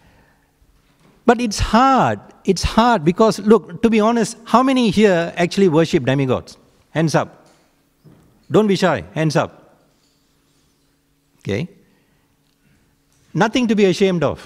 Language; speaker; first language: English; non-native, local second language; Tamil